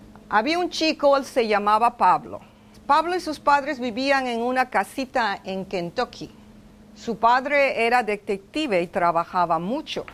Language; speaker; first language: Spanish; non-native, fluent; English